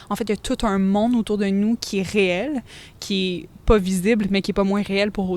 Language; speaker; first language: French; native; French